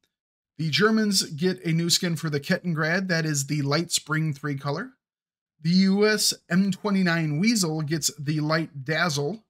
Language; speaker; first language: English; native; English